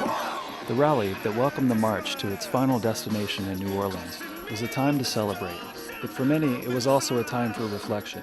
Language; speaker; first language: English; native; English